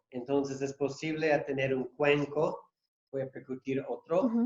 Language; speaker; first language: Spanish; non-native, fluent; English